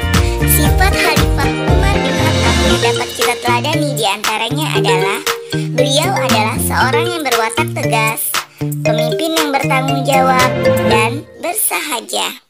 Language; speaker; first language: Indonesian; native; Indonesian